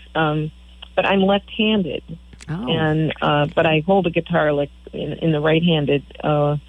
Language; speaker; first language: English; native; English